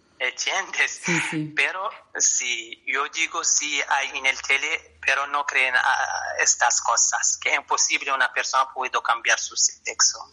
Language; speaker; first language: Spanish; non-native, learner; Arabic